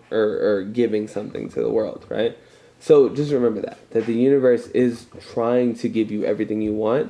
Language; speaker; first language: English; native; English